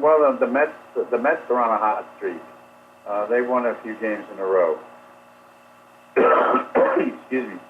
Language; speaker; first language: English; native; English